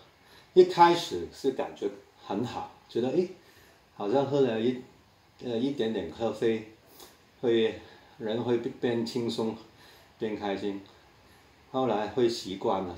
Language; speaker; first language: Chinese; non-native, local second language; Cantonese